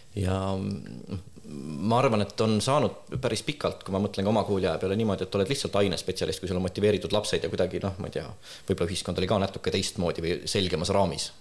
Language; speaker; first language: Estonian; native; Estonian